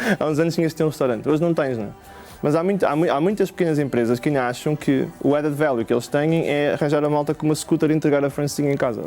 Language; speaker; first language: Portuguese; native; Portuguese